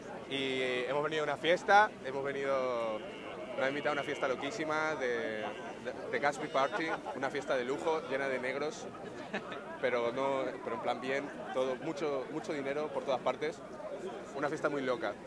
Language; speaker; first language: Spanish; native; Spanish